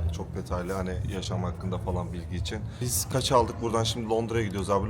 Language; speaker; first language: Turkish; native; Turkish